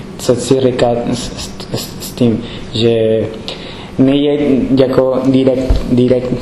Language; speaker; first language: Czech; non-native, learner; Spanish